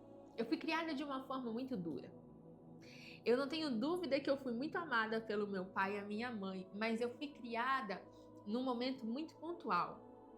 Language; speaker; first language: Portuguese; native; Portuguese